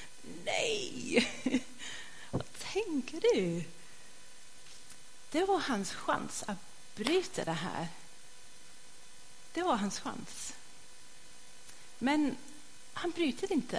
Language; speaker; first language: Swedish; non-native, fluent; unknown